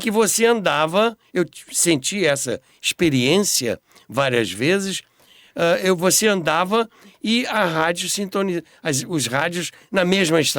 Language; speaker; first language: Portuguese; native; Portuguese